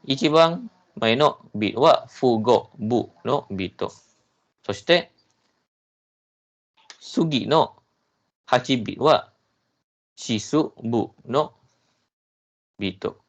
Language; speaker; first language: Japanese; non-native, fluent; Malay